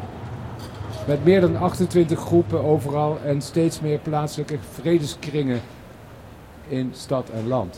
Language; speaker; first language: Dutch; native; Dutch